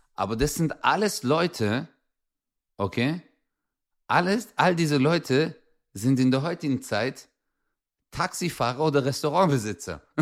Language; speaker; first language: German; early bilingual, other home language; Turkish